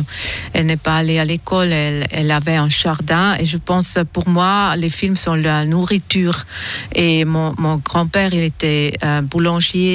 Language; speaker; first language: French; non-native, local second language; German